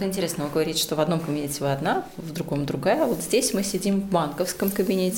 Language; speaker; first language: Russian; native; Russian